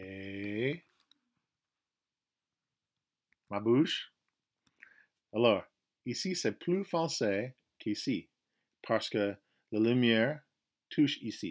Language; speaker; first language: French; non-native, fluent; English